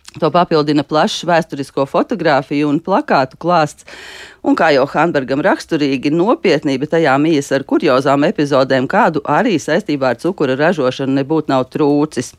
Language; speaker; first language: Latvian; native; Latvian